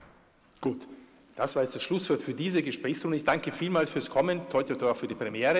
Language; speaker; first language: German; native; German